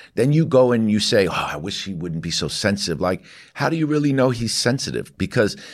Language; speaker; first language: English; native; English